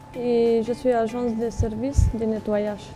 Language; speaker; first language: French; non-native, learner; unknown